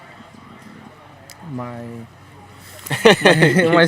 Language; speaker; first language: English; non-native, learner; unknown